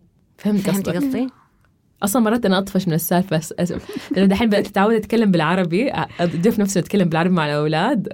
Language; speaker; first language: Arabic; native; Arabic